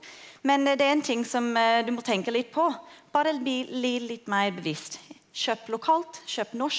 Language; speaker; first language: Norwegian; non-native, fluent; English